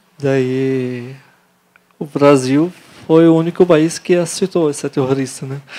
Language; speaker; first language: Portuguese; non-native, learner; Arabic